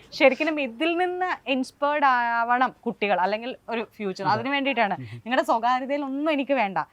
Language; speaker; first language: Malayalam; native; Malayalam